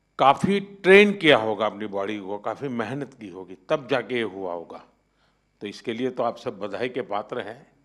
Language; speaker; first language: Hindi; non-native, local second language; Gujarati